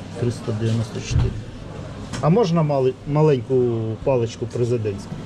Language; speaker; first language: Ukrainian; native; Ukrainian